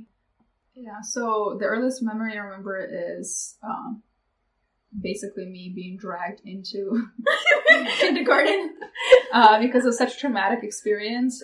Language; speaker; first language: English; non-native, fluent; Russian